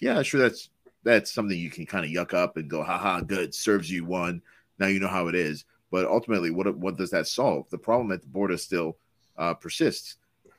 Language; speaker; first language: English; non-native, local second language; Yoruba